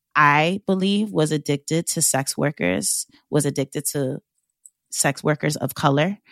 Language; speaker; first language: English; native; English